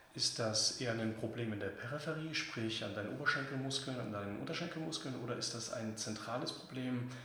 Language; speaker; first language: German; native; German